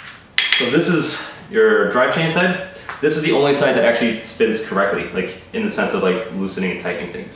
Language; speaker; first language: English; native; English